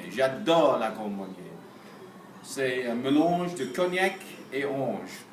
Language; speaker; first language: French; non-native, learner; English